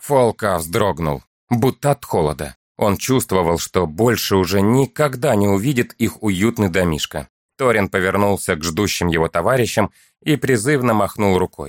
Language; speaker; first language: Russian; native; Russian